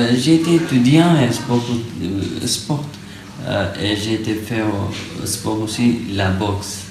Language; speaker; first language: French; non-native, learner; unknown